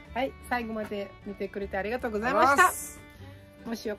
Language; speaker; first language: Japanese; non-native, fluent; Russian